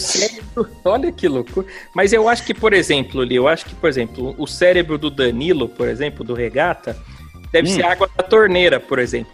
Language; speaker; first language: Portuguese; native; Portuguese